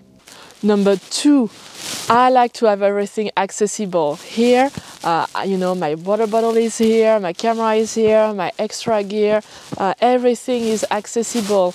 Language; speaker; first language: English; non-native, fluent; French